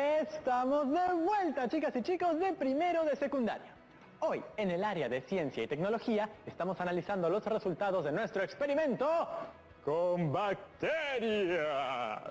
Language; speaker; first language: Spanish; native; Spanish